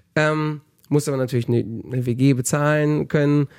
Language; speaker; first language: German; early bilingual, heritage; German